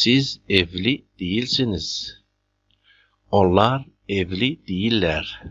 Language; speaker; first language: Turkish; non-native, fluent; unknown